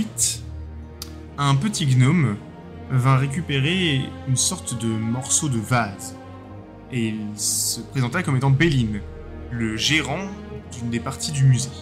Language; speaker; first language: French; native; French